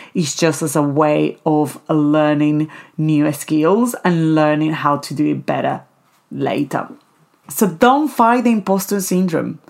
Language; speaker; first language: English; non-native, fluent; Spanish